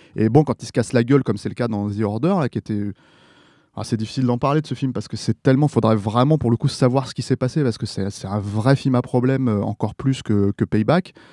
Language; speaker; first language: French; native; French